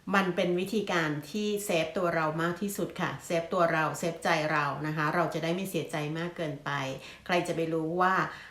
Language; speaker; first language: Thai; native; Thai